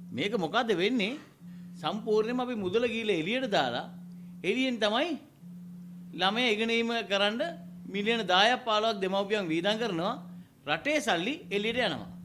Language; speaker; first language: Sinhala; non-native, local second language; Tamil